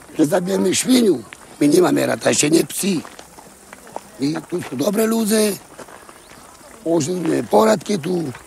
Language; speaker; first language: Slovak; non-native, local second language; Romany